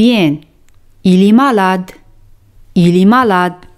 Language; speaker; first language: French; non-native, fluent; Spanish